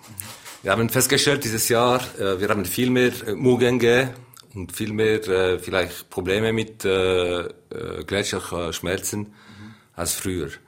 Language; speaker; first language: German; non-native, local second language; French